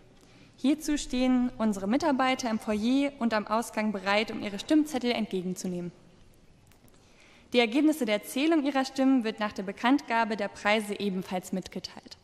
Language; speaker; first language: German; native; German